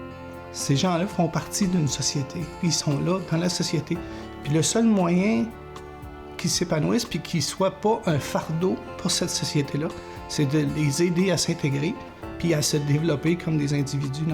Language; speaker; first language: French; native; French